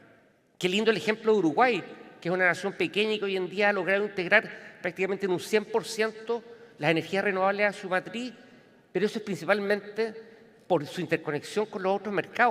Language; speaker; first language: Spanish; native; Spanish